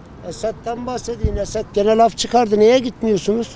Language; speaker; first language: Turkish; native; Turkish